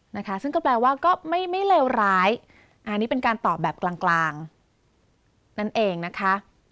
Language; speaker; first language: Thai; native; Thai